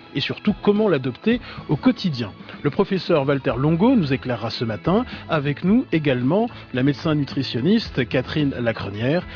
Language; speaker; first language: French; native; French